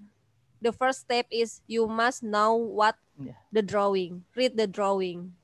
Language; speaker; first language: English; non-native, learner; Indonesian